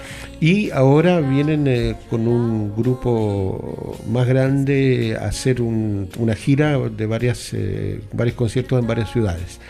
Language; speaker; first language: Spanish; native; Spanish